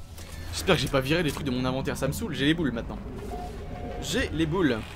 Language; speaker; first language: French; native; French